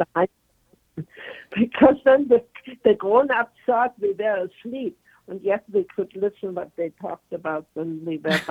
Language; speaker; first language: English; non-native, fluent; German